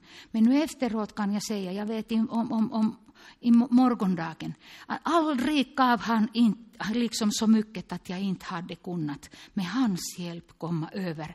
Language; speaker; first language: Swedish; non-native, local second language; Finnish